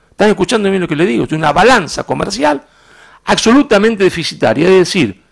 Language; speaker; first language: Spanish; native; Spanish